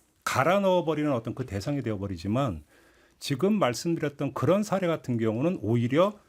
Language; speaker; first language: Korean; native; Korean